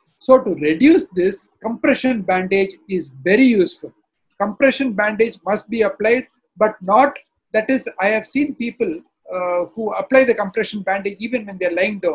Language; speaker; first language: English; non-native, local second language; Tamil